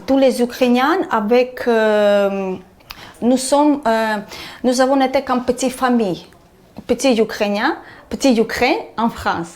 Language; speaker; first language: French; non-native, learner; Armenian